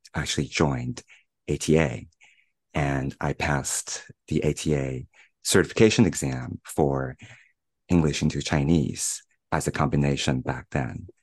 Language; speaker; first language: English; non-native, fluent; Chinese